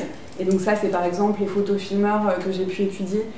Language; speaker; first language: French; native; French